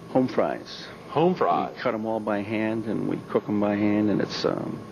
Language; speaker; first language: English; native; English